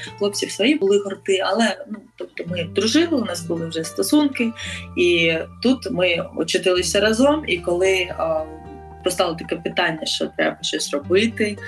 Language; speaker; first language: Ukrainian; native; Ukrainian